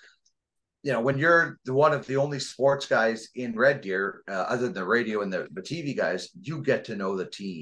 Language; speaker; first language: English; native; English